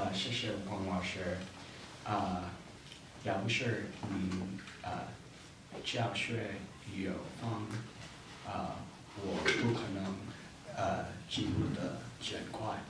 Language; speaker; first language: Chinese; non-native, learner; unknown